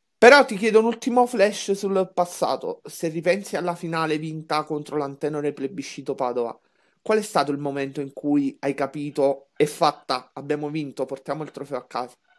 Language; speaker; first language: Italian; native; Italian